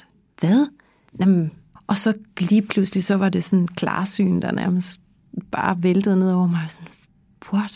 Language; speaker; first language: Danish; native; Danish